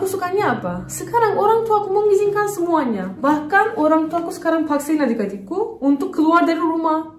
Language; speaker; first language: Indonesian; non-native, fluent; Turkish